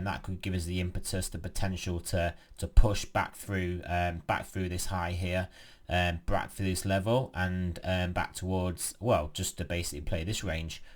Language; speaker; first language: English; native; English